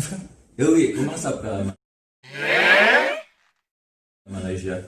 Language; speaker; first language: French; non-native, learner; Indonesian